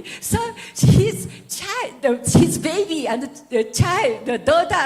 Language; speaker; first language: English; non-native, learner; Japanese